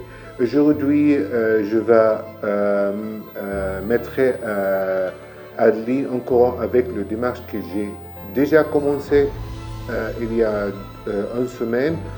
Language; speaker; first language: French; non-native, learner; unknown